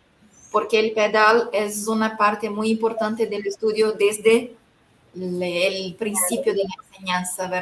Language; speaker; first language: Spanish; non-native, fluent; Portuguese